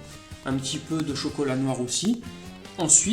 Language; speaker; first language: French; native; French